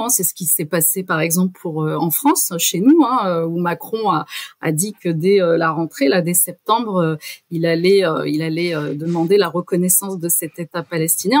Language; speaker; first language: French; native; French